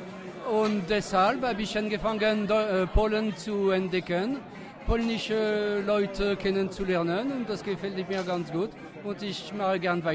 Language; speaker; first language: German; non-native, fluent; French